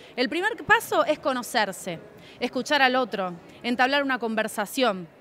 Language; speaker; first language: Spanish; native; Spanish